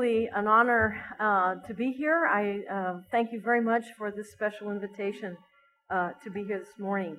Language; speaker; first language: English; native; English